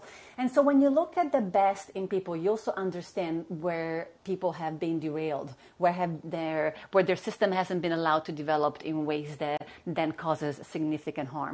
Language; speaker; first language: English; non-native, fluent; Italian